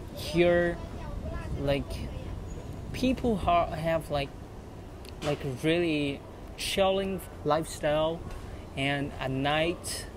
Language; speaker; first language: English; non-native, fluent; Chinese